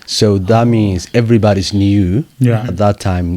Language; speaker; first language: English; non-native, fluent; Somali